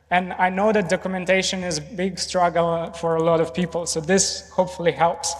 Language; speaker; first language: English; non-native, fluent; Romanian